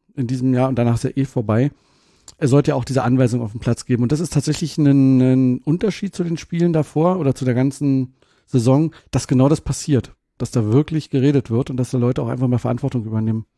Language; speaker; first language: German; native; German